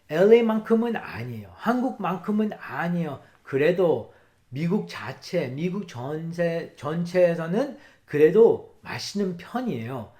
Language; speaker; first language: Korean; early bilingual, heritage; English